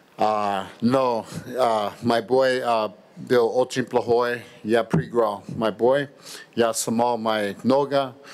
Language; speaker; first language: Russian; non-native, learner; English